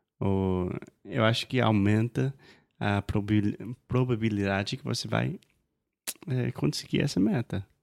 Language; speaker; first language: Portuguese; non-native, fluent; English